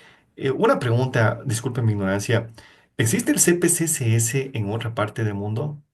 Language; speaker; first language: Spanish; native; Spanish